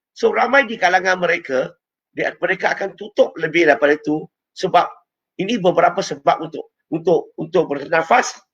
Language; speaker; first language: Malay; non-native, local second language; Chinese